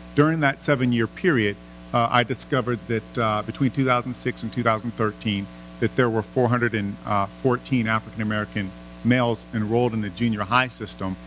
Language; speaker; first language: English; native; English